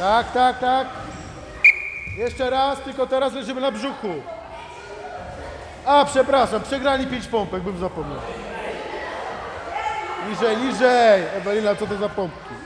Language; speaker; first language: Polish; native; Polish